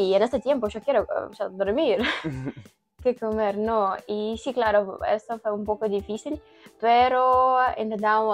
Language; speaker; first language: Spanish; non-native, learner; Ukrainian